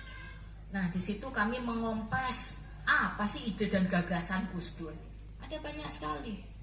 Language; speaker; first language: Indonesian; native; Indonesian